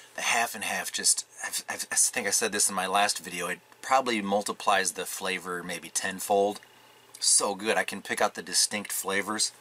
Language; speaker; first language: English; native; English